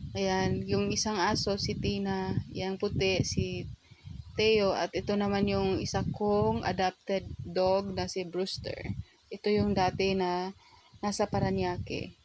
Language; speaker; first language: Filipino; non-native, local second language; Cebuano